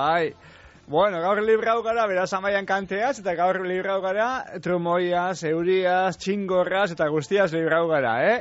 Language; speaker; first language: Basque; native; Basque